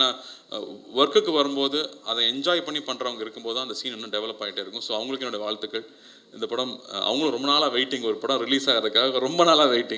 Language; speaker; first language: Tamil; native; Tamil